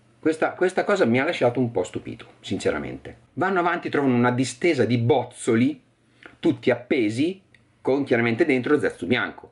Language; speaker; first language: Italian; native; Italian